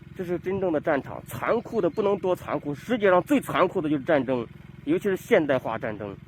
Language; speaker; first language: Chinese; native; Chinese